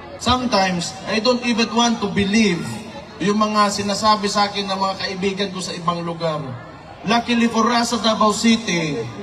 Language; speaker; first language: Filipino; non-native, local second language; Cebuano